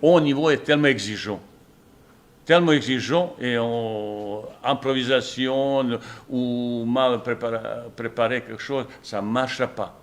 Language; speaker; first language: French; non-native, fluent; Bosnian